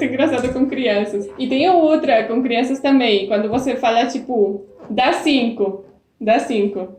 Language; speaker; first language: Portuguese; non-native, fluent; Polish